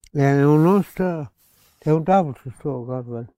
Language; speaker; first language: Danish; native; Danish